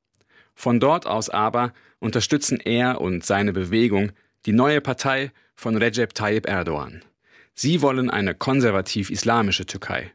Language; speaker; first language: German; native; German